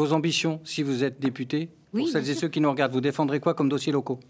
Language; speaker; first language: French; native; French